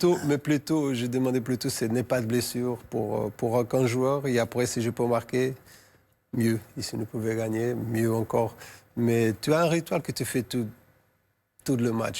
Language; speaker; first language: French; non-native, fluent; Portuguese